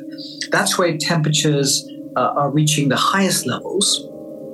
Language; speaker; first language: English; native; English